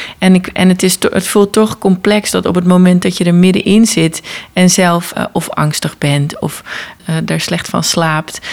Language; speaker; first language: Dutch; native; Dutch